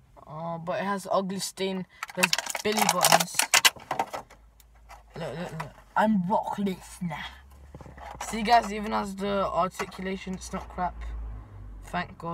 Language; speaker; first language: English; native; English